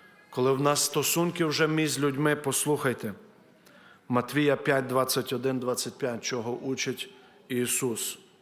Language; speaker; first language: Ukrainian; native; Ukrainian